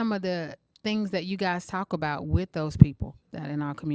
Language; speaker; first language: English; native; English